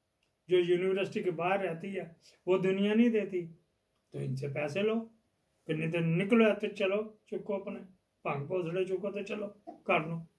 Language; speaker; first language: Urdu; non-native, local second language; Punjabi